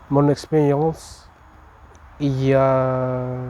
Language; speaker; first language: French; non-native, learner; English